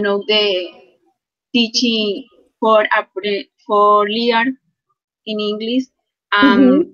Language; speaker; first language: English; non-native, learner; Spanish